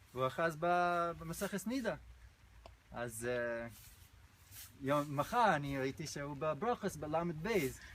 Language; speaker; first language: Hebrew; non-native, fluent; English